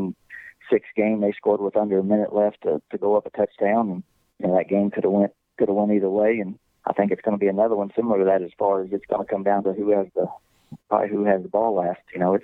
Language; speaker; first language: English; native; English